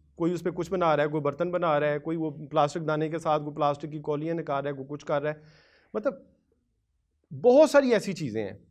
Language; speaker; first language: Urdu; non-native, local second language; Punjabi